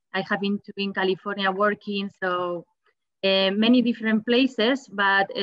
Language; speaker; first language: English; non-native, fluent; Spanish